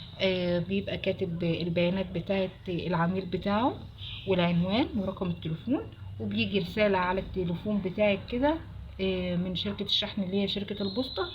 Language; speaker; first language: Arabic; native; Arabic